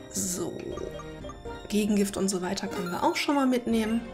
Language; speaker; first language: German; native; German